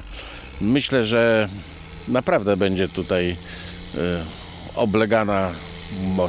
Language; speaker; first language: Polish; native; Polish